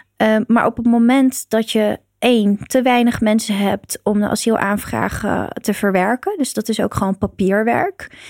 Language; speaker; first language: Dutch; early bilingual, other home language; Persian